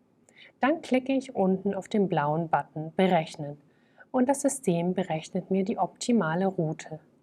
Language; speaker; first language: German; native; German